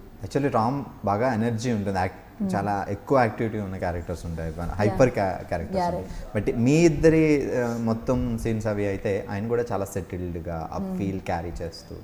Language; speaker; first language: Telugu; native; Telugu